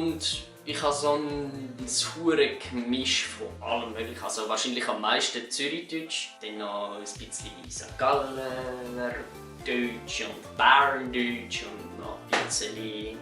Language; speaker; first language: German; native; German